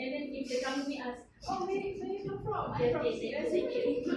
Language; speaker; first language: English; non-native, local second language; Malay